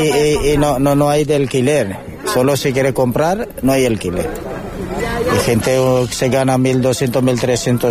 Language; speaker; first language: Spanish; non-native, learner; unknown